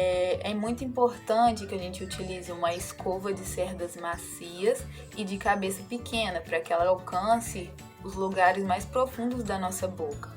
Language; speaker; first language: Portuguese; native; Portuguese